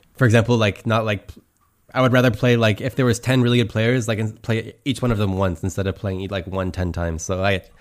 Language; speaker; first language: English; native; English